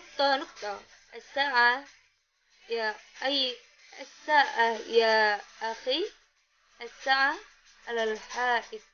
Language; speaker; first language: Arabic; non-native, learner; Indonesian